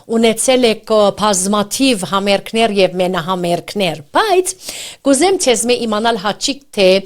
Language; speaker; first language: Armenian; early bilingual, heritage; Armenian